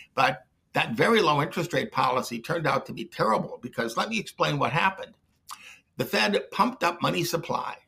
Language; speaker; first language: English; native; English